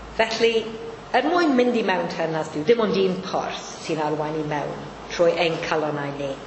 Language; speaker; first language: Welsh; non-native, fluent; Maltese